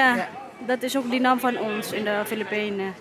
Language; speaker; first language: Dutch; non-native, learner; Filipino